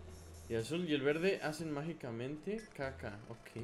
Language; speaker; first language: Spanish; native; Spanish